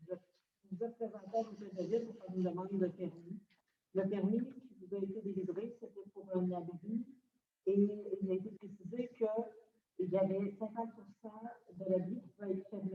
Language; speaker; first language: French; native; French